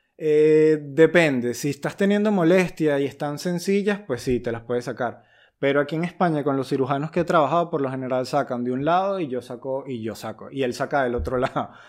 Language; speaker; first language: Spanish; native; Spanish